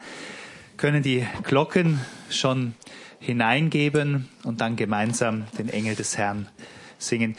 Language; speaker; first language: German; native; German